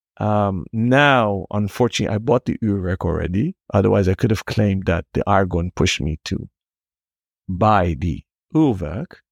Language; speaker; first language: English; non-native, fluent; Hebrew